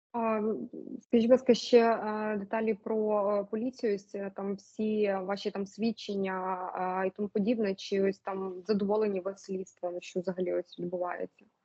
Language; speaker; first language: Ukrainian; native; Ukrainian